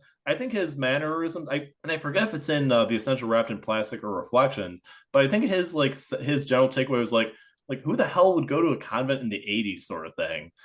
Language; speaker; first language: English; native; English